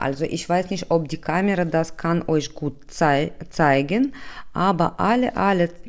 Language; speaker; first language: German; non-native, learner; Russian